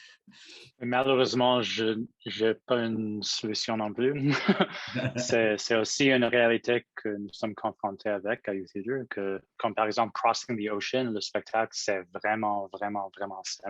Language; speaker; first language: French; non-native, local second language; English